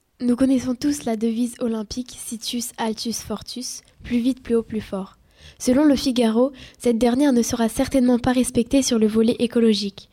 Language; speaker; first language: French; native; French